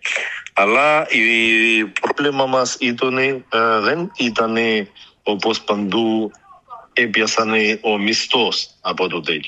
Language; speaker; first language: Greek; non-native, learner; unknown